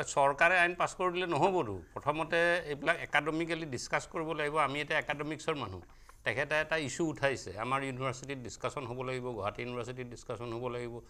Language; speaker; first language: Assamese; native; Assamese